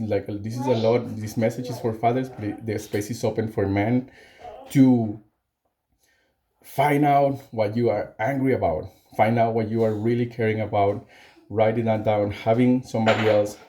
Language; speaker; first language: English; non-native, fluent; Spanish